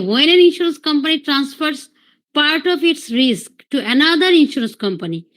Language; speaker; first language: English; non-native, local second language; Bangla